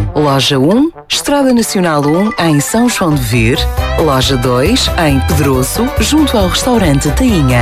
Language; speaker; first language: Portuguese; native; Portuguese